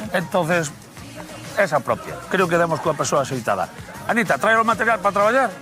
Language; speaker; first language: Galician; native; Galician